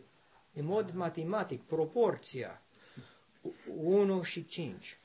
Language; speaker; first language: Romanian; non-native, learner; English